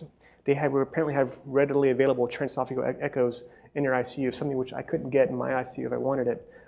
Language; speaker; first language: English; native; English